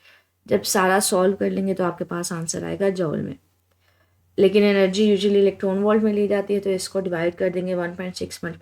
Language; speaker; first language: Hindi; non-native, local second language; Punjabi